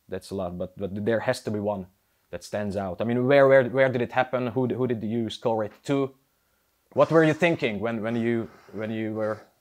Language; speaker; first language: English; non-native, fluent; Hungarian